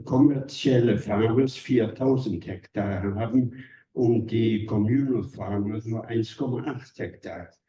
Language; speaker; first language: German; non-native, fluent; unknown